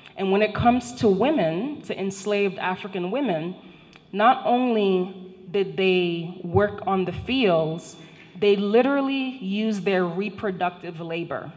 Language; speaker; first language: English; non-native, fluent; Haitian Creole